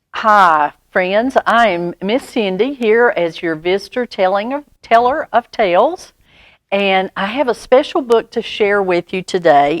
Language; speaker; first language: English; native; English